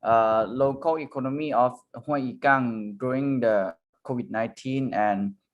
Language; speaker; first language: English; non-native, learner; Thai